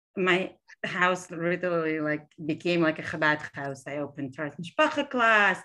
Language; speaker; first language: English; non-native, fluent; Hebrew